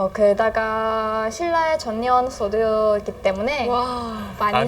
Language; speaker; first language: Korean; non-native, fluent; Persian